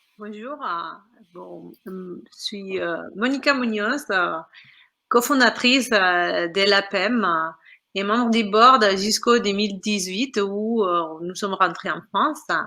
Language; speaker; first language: French; non-native, fluent; Spanish